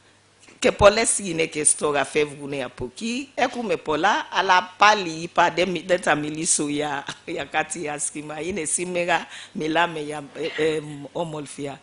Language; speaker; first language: Greek; non-native, fluent; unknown